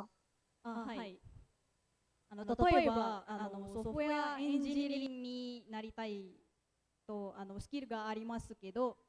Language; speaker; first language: Japanese; non-native, fluent; Indonesian